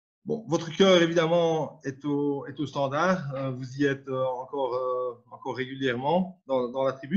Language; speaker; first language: French; native; French